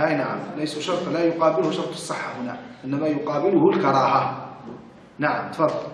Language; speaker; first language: Arabic; native; Arabic